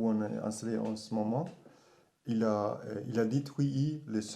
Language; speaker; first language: French; non-native, learner; German